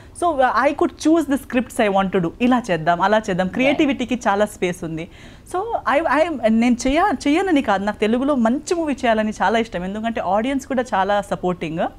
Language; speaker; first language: Telugu; non-native, local second language; Konkani